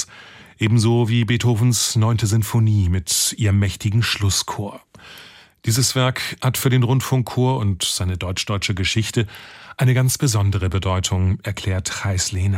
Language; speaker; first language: German; native; German